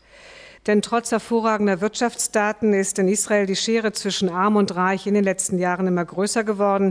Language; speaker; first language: German; native; German